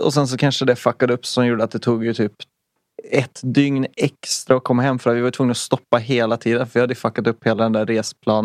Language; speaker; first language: Swedish; native; Swedish